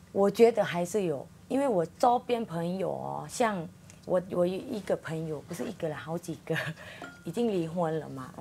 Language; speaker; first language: Chinese; non-native, fluent; Thai